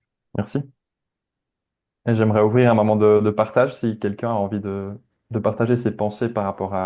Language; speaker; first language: French; native; French